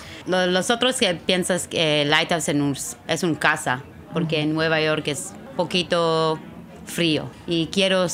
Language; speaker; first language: Spanish; non-native, learner; Hebrew